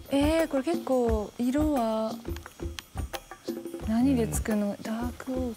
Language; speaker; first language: Japanese; native; Japanese